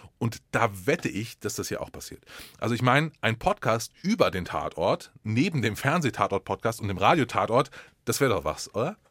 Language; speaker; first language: German; native; German